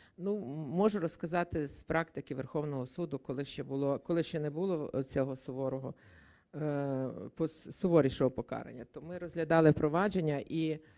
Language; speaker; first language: Ukrainian; native; Ukrainian